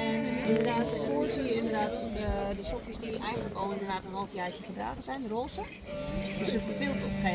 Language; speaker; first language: Dutch; native; Dutch